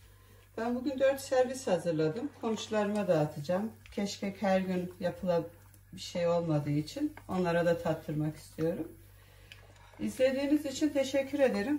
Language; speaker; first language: Turkish; native; Turkish